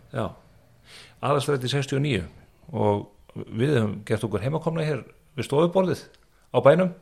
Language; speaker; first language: Icelandic; native; Icelandic